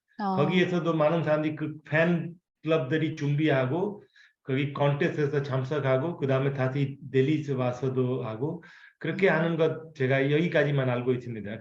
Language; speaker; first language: Korean; non-native, fluent; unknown